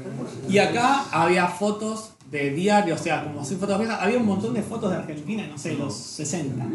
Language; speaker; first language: Spanish; native; Spanish